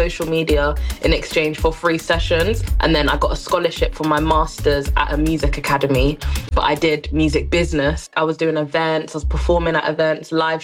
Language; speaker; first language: English; non-native, local second language; French